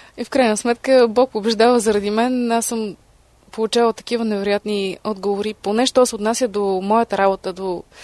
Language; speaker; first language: Bulgarian; native; Bulgarian